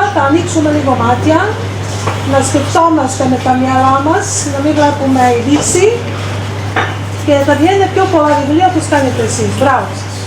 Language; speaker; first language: Greek; non-native, fluent; Serbian